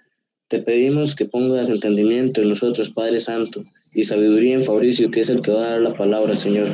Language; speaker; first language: Spanish; native; Spanish